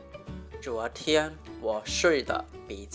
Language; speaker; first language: Chinese; non-native, fluent; Lao